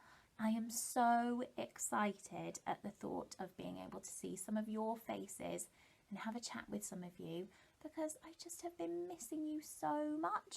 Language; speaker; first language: English; native; English